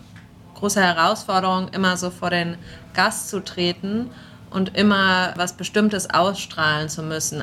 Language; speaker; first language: German; native; German